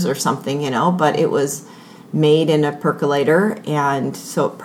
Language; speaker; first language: English; native; English